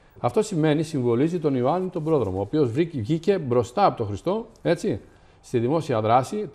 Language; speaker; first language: Greek; native; Greek